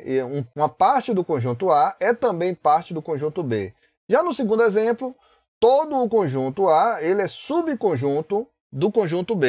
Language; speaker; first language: Portuguese; native; Portuguese